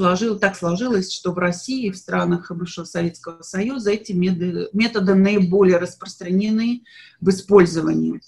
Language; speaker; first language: Russian; native; Russian